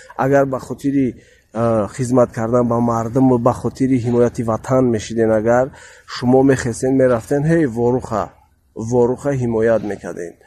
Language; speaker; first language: Tajik; native; Tajik